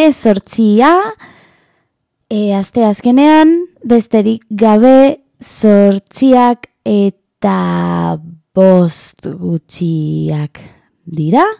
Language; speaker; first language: Basque; non-native, learner; Spanish